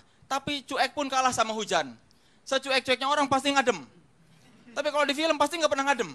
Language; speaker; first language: Indonesian; native; Indonesian